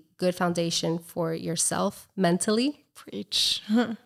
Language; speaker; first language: English; native; English